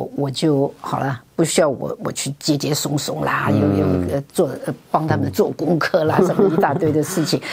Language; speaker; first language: Chinese; non-native, fluent; Wu Chinese